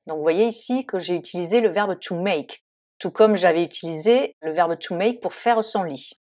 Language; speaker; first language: French; native; French